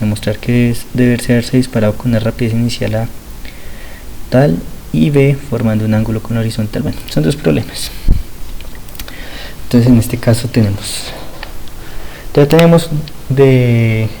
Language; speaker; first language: Spanish; native; Spanish